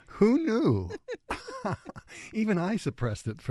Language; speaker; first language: English; native; English